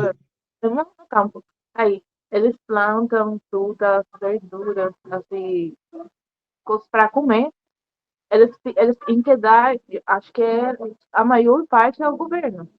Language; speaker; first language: Portuguese; non-native, learner; Spanish